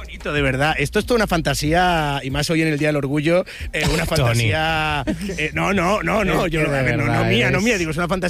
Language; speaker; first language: Spanish; native; Spanish